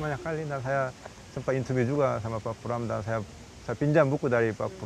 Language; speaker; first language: Indonesian; non-native, fluent; Korean